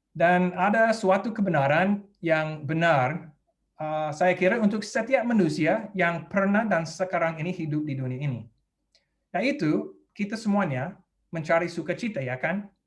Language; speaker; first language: Indonesian; non-native, fluent; English